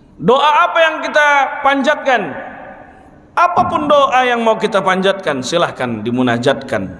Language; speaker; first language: Malay; non-native, local second language; Banjar